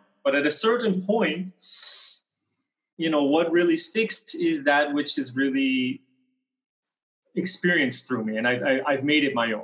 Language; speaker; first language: English; native; English